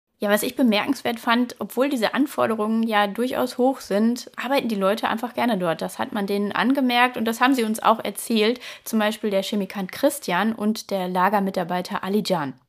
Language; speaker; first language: German; native; German